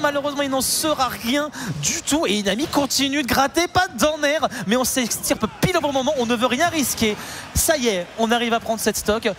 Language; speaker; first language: French; native; French